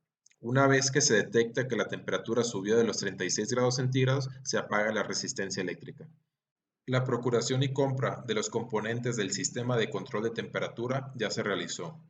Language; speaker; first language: Spanish; native; Spanish